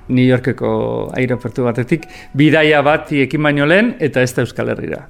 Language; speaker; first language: Basque; native; Basque